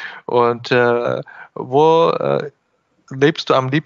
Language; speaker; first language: German; non-native, fluent; Chinese